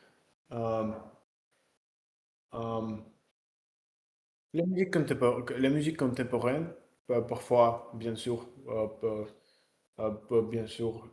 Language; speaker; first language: French; non-native, learner; Russian